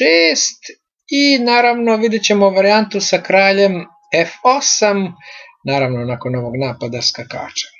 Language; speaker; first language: Serbian; native; Serbian